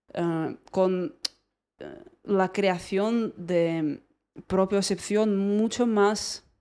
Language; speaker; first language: Spanish; non-native, fluent; Russian